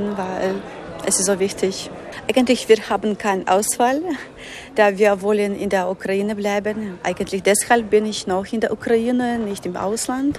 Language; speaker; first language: German; non-native, fluent; Ukrainian